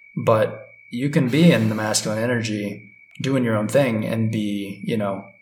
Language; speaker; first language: English; native; English